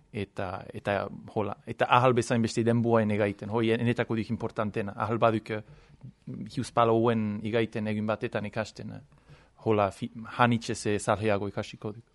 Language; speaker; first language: Basque; non-native, fluent; English